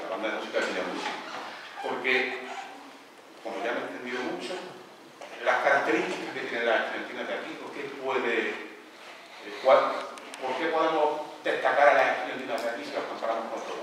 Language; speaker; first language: Spanish; native; Spanish